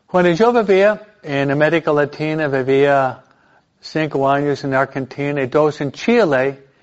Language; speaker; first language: Spanish; non-native, fluent; English